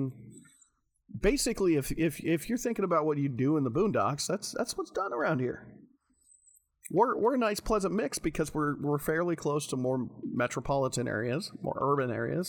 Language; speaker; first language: English; native; English